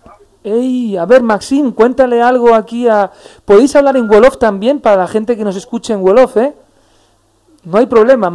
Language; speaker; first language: Spanish; native; Spanish